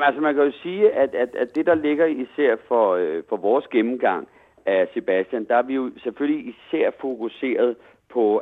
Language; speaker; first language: Danish; native; Danish